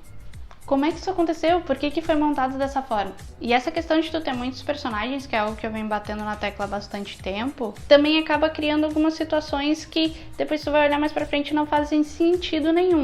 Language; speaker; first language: Portuguese; native; Portuguese